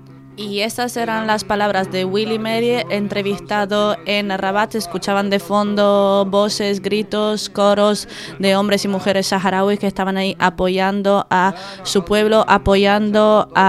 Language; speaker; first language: Spanish; native; Spanish